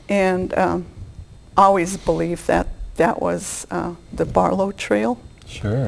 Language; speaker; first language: English; native; English